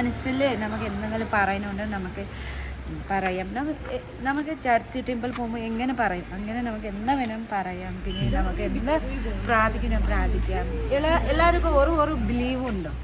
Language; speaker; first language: Malayalam; non-native, learner; Nepali